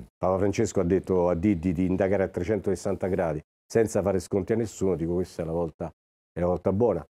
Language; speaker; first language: Italian; native; Italian